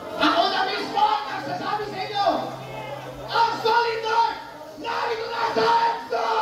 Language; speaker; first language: Filipino; non-native, local second language; Iloko